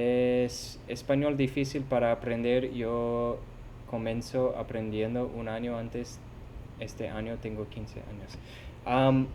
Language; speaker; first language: Spanish; non-native, fluent; English